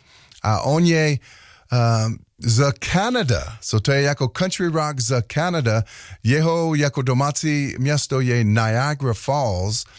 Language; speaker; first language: Czech; non-native, learner; English